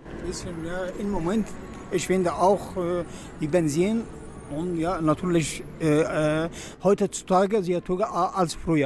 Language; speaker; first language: German; non-native, learner; Arabic